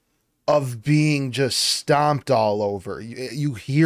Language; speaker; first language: English; native; English